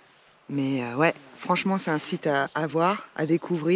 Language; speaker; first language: French; native; French